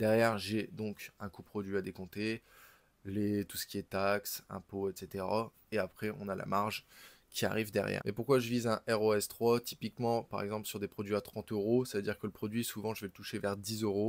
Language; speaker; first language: French; native; French